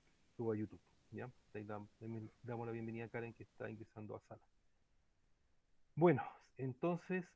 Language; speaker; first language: Spanish; native; Spanish